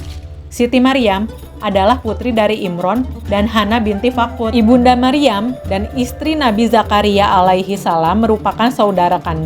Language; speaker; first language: Indonesian; native; Indonesian